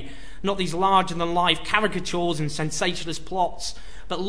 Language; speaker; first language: English; native; English